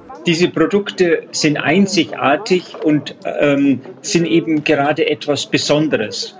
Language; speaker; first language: German; native; German